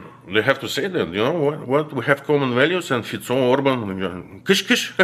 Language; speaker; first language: English; non-native, fluent; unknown